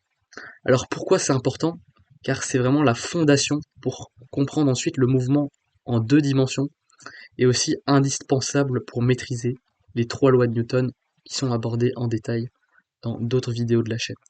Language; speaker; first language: French; native; French